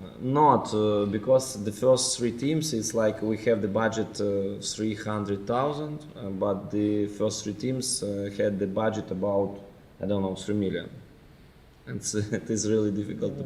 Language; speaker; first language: English; non-native, fluent; Ukrainian